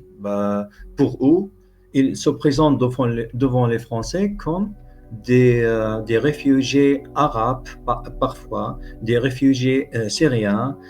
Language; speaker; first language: French; non-native, fluent; Arabic